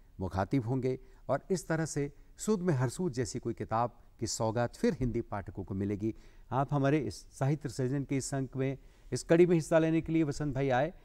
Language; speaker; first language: Hindi; native; Hindi